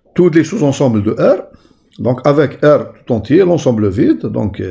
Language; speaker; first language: French; non-native, local second language; Arabic